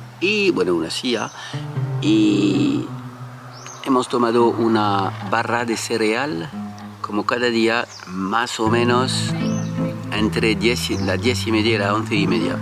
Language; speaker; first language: Spanish; non-native, learner; French